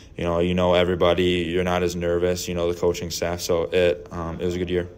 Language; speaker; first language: English; native; English